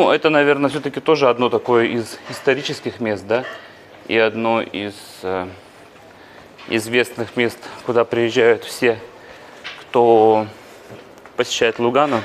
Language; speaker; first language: Russian; native; Russian